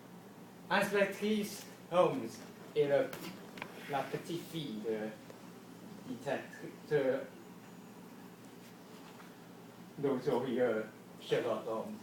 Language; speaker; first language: French; non-native, learner; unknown